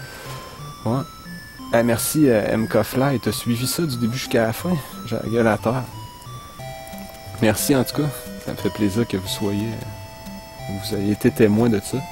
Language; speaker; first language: French; native; French